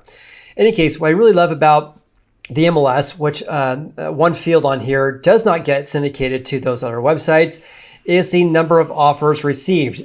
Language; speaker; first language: English; native; English